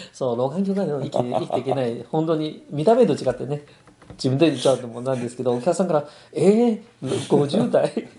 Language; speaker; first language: Japanese; non-native, fluent; Min Nan Chinese